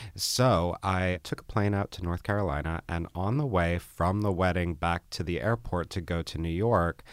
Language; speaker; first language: English; native; English